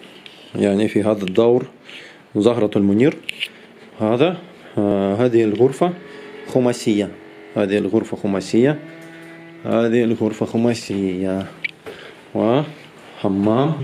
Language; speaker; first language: Arabic; non-native, local second language; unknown